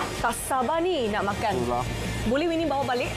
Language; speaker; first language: Malay; native; Malay